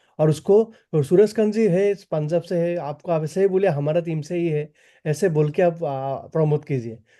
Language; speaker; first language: Hindi; non-native, local second language; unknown